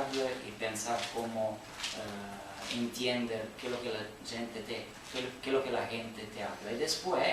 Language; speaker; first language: Spanish; non-native, learner; Italian